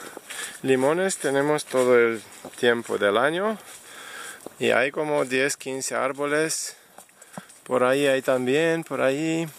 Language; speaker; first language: Spanish; non-native, fluent; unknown